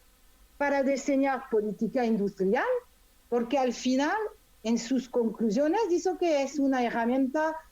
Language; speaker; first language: Spanish; non-native, fluent; French